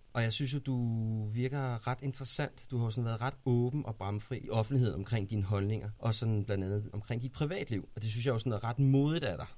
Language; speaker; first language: Danish; native; Danish